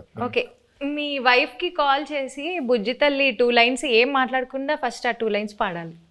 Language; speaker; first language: Telugu; native; Telugu